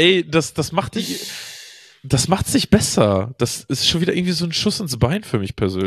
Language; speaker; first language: German; native; German